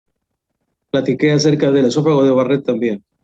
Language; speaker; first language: Spanish; native; Spanish